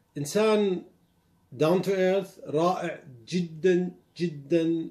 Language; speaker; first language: Arabic; native; Arabic